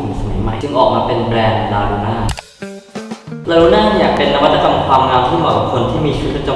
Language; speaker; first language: Thai; native; Thai